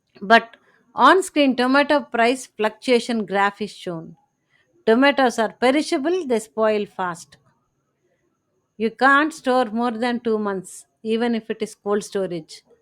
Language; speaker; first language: English; non-native, local second language; Telugu